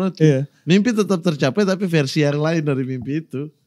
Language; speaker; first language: Indonesian; native; Indonesian